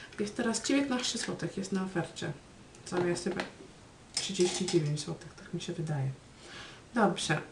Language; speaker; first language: Polish; early bilingual, heritage; Polish